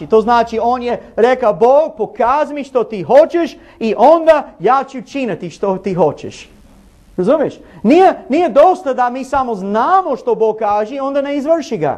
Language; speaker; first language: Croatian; non-native, learner; English